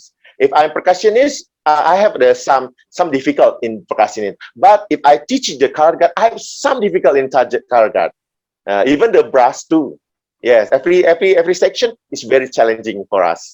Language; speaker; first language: English; non-native, learner; Indonesian